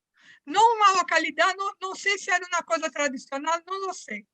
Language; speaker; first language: Spanish; non-native, learner; Portuguese